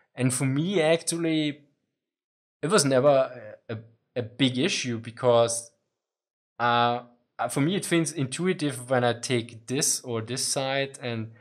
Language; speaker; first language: English; non-native, fluent; German